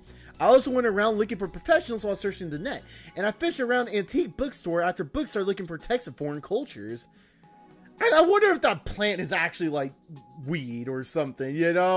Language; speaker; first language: English; native; English